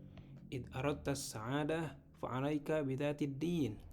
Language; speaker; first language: Arabic; non-native, learner; Indonesian